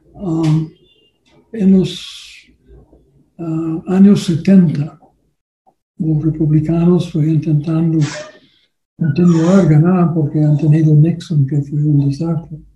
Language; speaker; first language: Spanish; non-native, learner; English